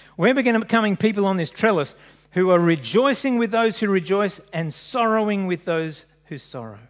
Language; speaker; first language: English; native; English